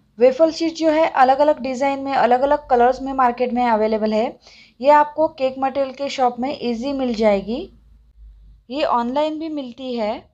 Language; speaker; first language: Hindi; non-native, local second language; Marathi